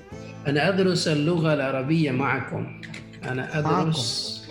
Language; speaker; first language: Arabic; non-native, fluent; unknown